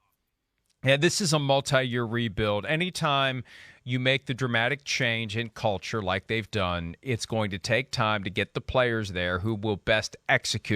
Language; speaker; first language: English; native; English